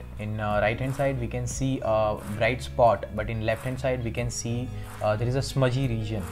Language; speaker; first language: English; non-native, local second language; Hindi